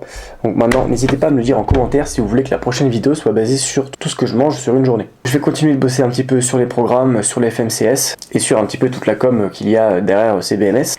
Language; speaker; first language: French; native; French